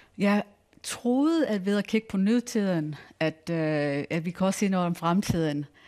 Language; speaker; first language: Danish; non-native, fluent; English